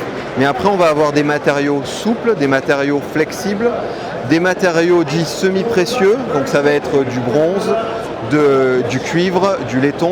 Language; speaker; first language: French; native; French